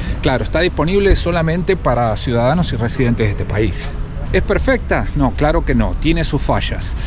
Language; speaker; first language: Spanish; native; Spanish